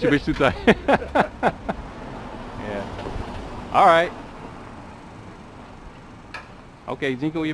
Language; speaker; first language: Polish; non-native, learner; English